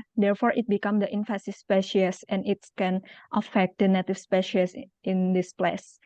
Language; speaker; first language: English; non-native, local second language; Indonesian